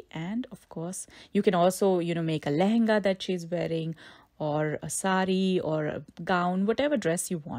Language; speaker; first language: English; non-native, local second language; Hindi